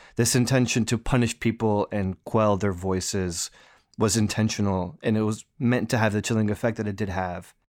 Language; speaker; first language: English; native; English